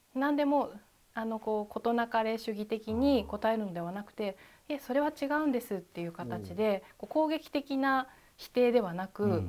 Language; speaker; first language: Japanese; native; Japanese